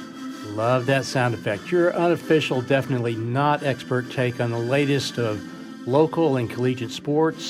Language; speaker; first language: English; native; English